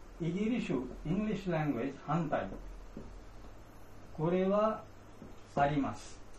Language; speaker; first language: Japanese; non-native, learner; Bangla